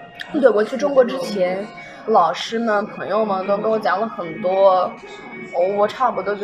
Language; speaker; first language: Chinese; non-native, fluent; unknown